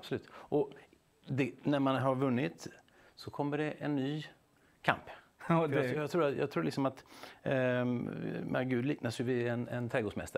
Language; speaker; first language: Swedish; native; Swedish